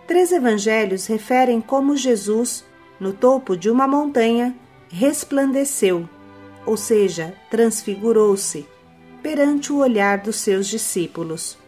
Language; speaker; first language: Portuguese; native; Portuguese